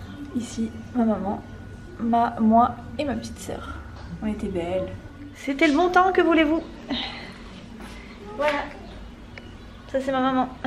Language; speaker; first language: French; native; French